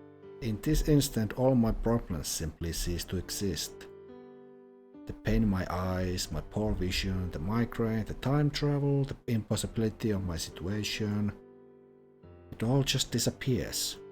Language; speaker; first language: English; non-native, fluent; Finnish